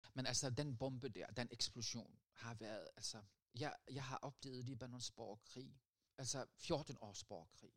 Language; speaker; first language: Danish; non-native, fluent; Arabic